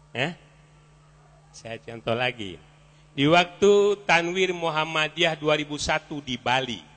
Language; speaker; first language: Indonesian; non-native, local second language; Minangkabau